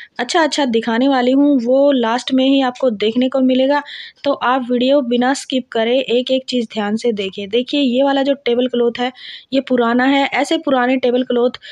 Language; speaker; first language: Hindi; native; Hindi